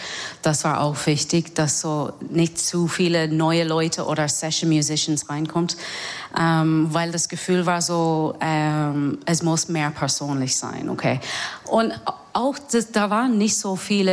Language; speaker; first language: German; non-native, fluent; English